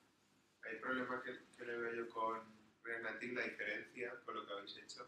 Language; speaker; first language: Spanish; native; Spanish